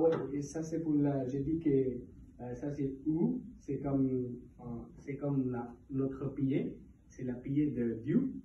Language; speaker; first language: French; non-native, learner; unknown